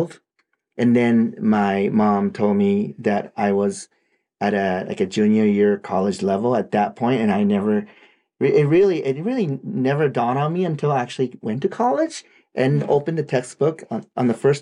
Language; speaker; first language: English; non-native, fluent; Japanese